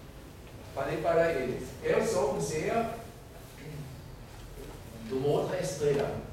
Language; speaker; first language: Portuguese; non-native, fluent; German